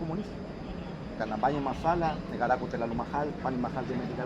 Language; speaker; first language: Indonesian; non-native, fluent; Spanish